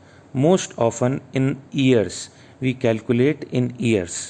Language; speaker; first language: English; non-native, local second language; Hindi